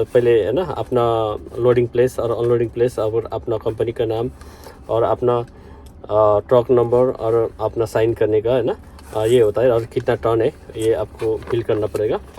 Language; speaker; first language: Hindi; non-native, learner; Nepali